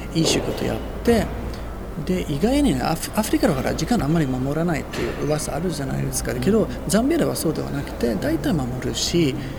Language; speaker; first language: Japanese; non-native, fluent; Swedish